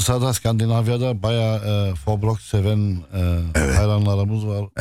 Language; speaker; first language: Turkish; non-native, local second language; Arabic